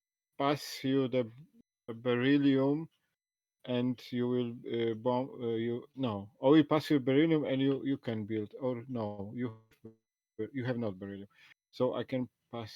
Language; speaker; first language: English; non-native, learner; Polish